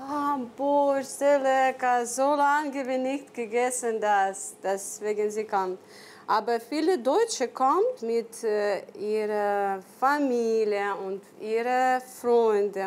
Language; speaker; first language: German; non-native, learner; Ukrainian